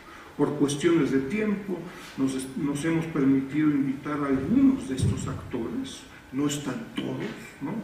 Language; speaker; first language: Spanish; native; Spanish